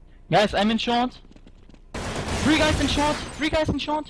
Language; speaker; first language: English; non-native, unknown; German